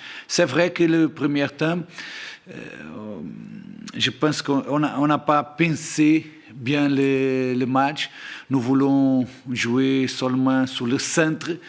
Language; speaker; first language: French; non-native, learner; Portuguese